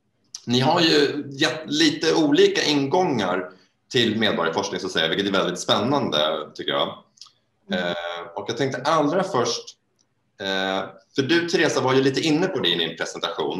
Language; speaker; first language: Swedish; native; Swedish